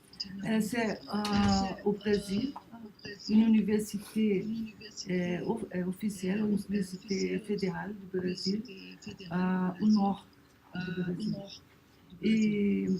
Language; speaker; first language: French; non-native, learner; Portuguese